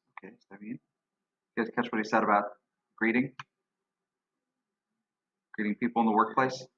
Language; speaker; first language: Spanish; non-native, fluent; English